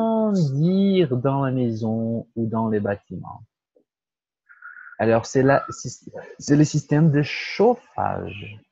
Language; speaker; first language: French; non-native, fluent; Portuguese